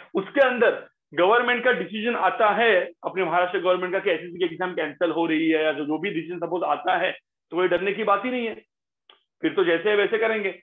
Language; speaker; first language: Hindi; non-native, local second language; Marathi